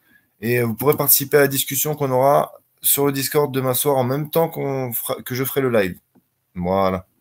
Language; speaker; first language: French; native; French